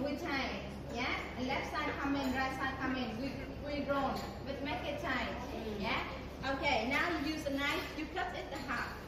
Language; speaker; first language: English; non-native, learner; Vietnamese